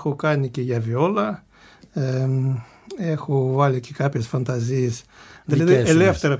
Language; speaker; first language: Greek; non-native, fluent; Russian